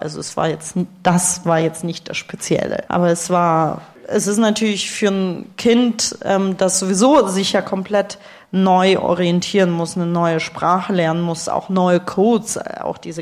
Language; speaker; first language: German; early bilingual, other home language; Russian